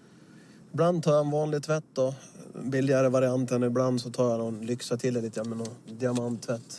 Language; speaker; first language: Swedish; native; Swedish